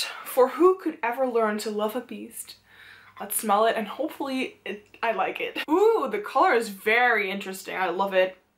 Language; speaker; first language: English; non-native, fluent; Dutch